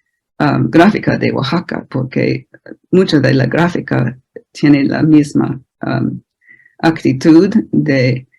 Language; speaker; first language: Spanish; non-native, fluent; English